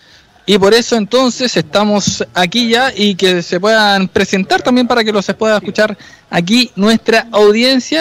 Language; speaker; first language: Spanish; native; Spanish